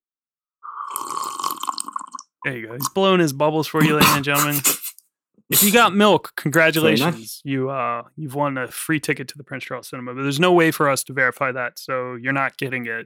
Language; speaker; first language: English; native; English